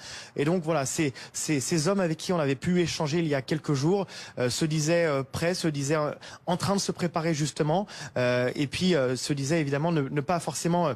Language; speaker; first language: French; native; French